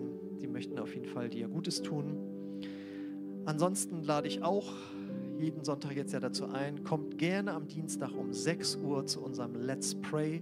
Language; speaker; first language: German; native; German